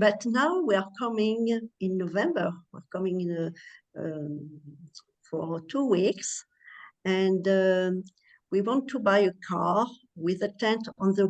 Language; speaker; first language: English; non-native, learner; French